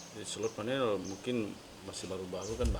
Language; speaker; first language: Indonesian; non-native, local second language; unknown